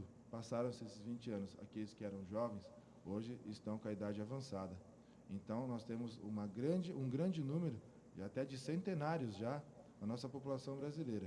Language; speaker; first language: Portuguese; native; Portuguese